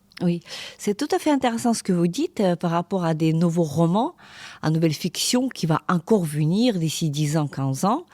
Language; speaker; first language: French; non-native, fluent; Ukrainian